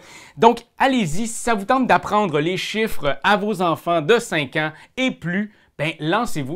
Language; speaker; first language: French; native; French